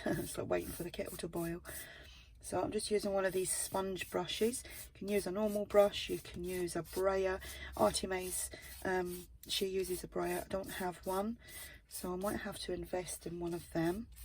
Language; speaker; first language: English; native; English